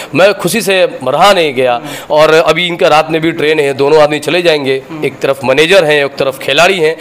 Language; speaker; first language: Hindi; native; Hindi